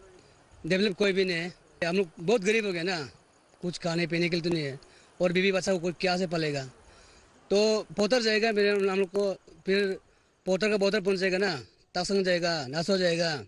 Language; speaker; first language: Hindi; non-native, learner; Tibetan